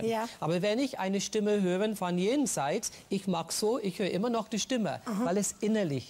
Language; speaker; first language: German; non-native, fluent; English